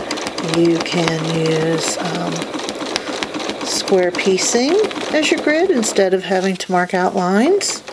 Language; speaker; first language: English; native; English